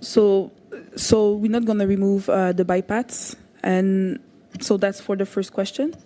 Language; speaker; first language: English; non-native, local second language; French